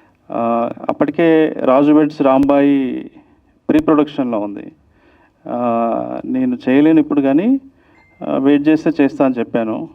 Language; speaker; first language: Telugu; native; Telugu